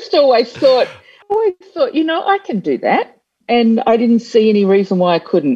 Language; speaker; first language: English; native; English